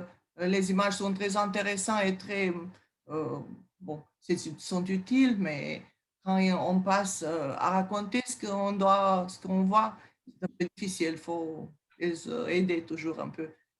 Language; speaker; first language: French; non-native, fluent; Romanian